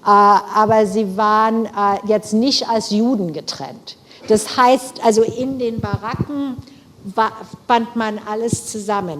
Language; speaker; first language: German; non-native, fluent; English